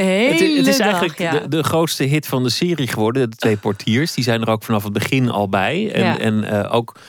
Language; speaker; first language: Dutch; native; Dutch